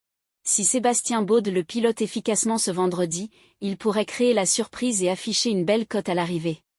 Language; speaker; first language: French; native; French